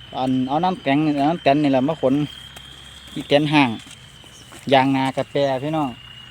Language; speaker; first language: Thai; native; Thai